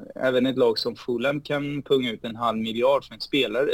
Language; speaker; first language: Swedish; early bilingual, heritage; Spanish